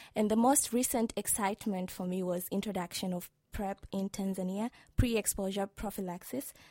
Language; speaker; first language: English; non-native, local second language; Swahili